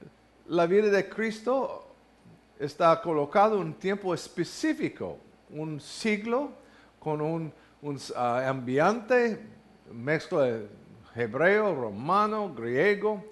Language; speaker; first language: Spanish; non-native, fluent; English